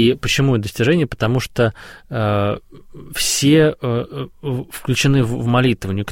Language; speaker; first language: Russian; native; Russian